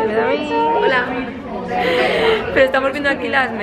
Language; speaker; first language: Spanish; native; Spanish